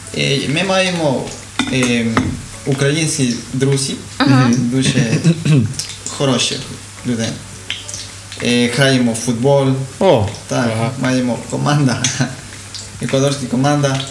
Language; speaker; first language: Ukrainian; non-native, learner; Spanish